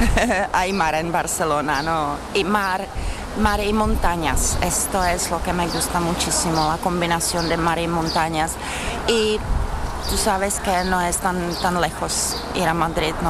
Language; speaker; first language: Spanish; non-native, learner; Czech